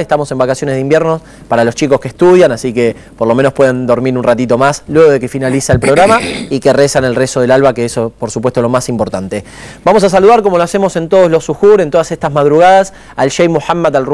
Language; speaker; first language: Spanish; native; Spanish